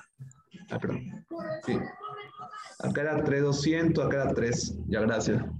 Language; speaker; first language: Spanish; native; Spanish